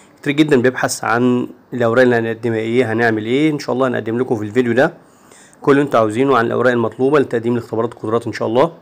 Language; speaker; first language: Arabic; native; Arabic